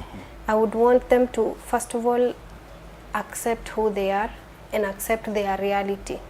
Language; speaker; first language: English; non-native, local second language; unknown